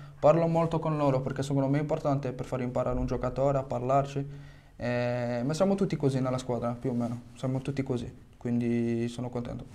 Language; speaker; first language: Italian; non-native, fluent; French